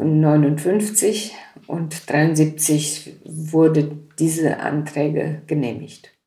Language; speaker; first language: German; native; German